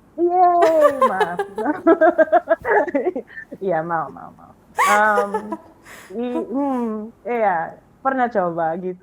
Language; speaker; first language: Indonesian; non-native, fluent; Filipino